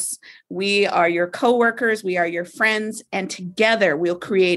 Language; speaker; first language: English; native; English